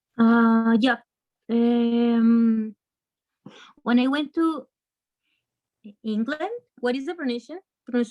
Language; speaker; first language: English; non-native, learner; Spanish